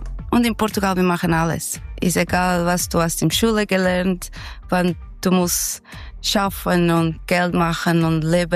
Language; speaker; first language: German; non-native, learner; Portuguese